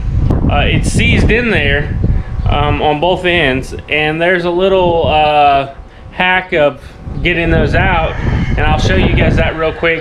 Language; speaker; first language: English; native; English